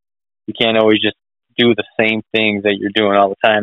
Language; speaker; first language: English; native; English